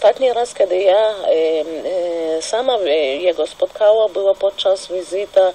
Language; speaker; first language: Polish; non-native, fluent; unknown